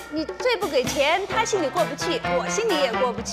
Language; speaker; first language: Chinese; native; Chinese